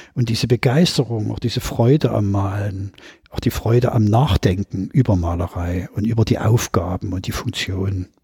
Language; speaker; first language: German; native; German